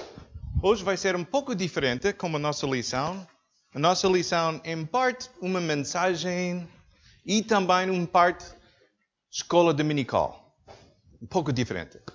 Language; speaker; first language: Portuguese; non-native, learner; English